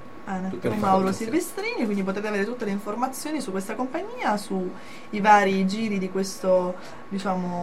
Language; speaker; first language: Italian; native; Italian